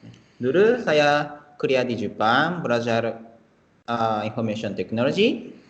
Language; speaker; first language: Indonesian; non-native, fluent; Japanese